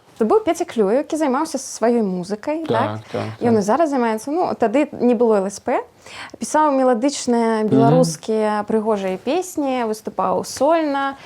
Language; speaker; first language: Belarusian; non-native, local second language; Russian